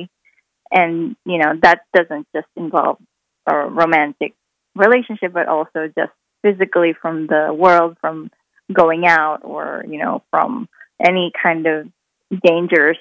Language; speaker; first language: English; non-native, local second language; Filipino